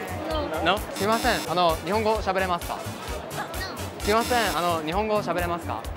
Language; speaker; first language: Japanese; non-native, fluent; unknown